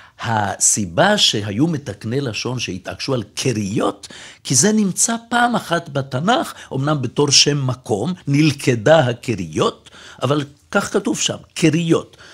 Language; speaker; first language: Hebrew; native; Hebrew